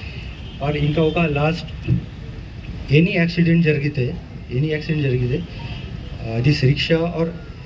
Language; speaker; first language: Telugu; non-native, learner; Hindi